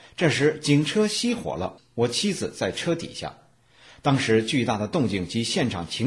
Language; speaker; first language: Chinese; native; Chinese